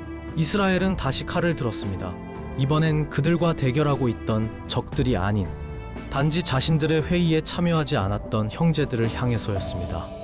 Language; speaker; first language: Korean; native; Korean